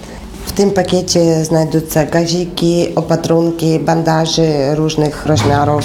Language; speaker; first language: Polish; non-native, learner; Ukrainian